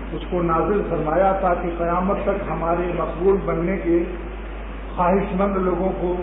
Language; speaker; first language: Urdu; native; Urdu